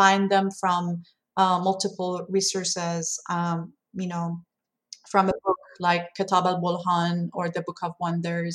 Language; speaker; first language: English; non-native, fluent; Persian